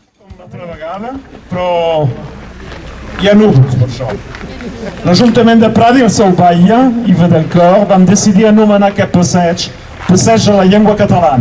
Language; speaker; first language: Catalan; non-native, local second language; French